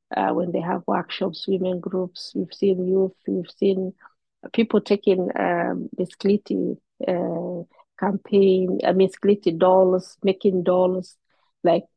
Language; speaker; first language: English; non-native, local second language; Somali